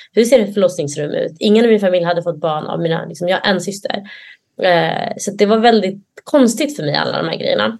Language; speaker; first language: Swedish; early bilingual, other home language; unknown